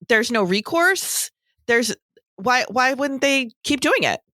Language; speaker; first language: English; native; English